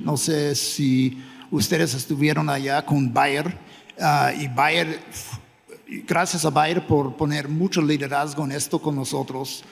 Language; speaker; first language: Spanish; non-native, fluent; English